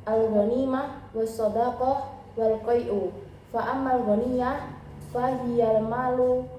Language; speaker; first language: Arabic; non-native, learner; Indonesian